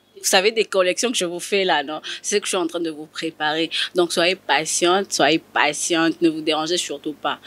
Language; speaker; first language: French; non-native, local second language; Lingala